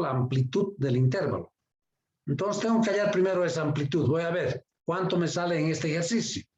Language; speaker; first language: Spanish; native; Spanish